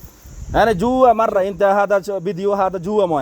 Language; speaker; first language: Arabic; non-native, learner; Bangla